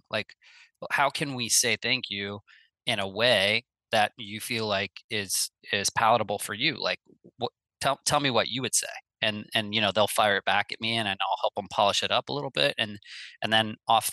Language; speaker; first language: English; native; English